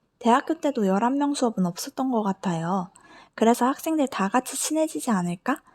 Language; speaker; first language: Korean; native; Korean